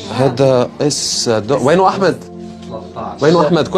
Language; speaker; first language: Arabic; native; Arabic